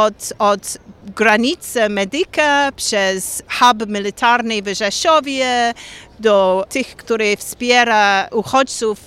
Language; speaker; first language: Polish; non-native, learner; English